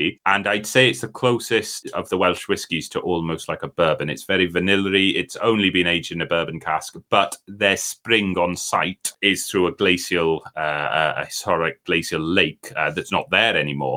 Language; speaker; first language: English; native; English